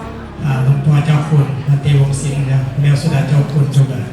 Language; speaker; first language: Indonesian; non-native, learner; Thai